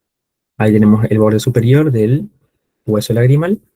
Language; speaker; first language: Spanish; native; Spanish